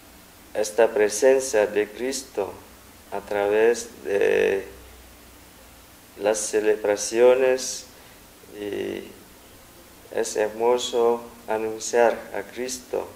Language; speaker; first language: Spanish; non-native, fluent; Vietnamese